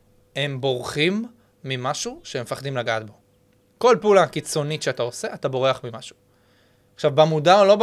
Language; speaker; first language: Hebrew; native; Hebrew